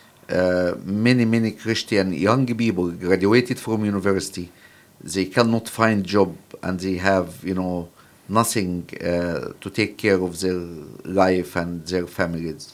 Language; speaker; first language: English; non-native, fluent; Arabic